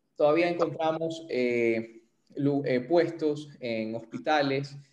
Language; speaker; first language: Spanish; native; Spanish